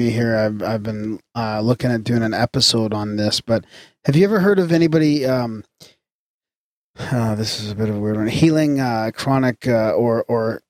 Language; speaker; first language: English; native; English